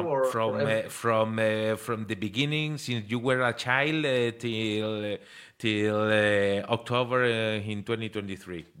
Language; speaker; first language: English; non-native, learner; Spanish